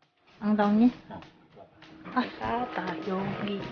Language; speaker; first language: Korean; non-native, learner; Vietnamese